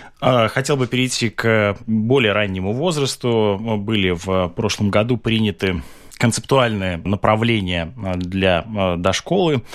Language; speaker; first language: Russian; native; Russian